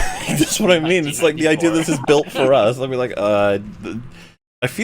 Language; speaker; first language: English; native; English